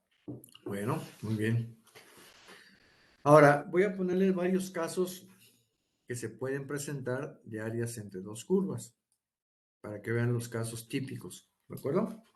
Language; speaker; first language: Spanish; native; Spanish